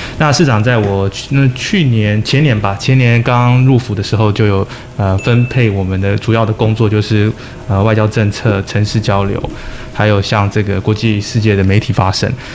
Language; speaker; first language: Chinese; native; Chinese